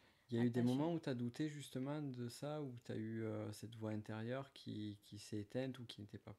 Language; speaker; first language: French; native; French